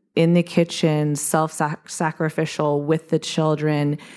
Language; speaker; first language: English; native; English